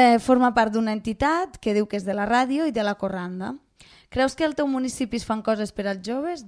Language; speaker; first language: Catalan; non-native, local second language; Spanish